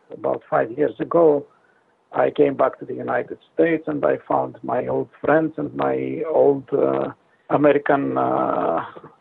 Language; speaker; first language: English; non-native, fluent; Greek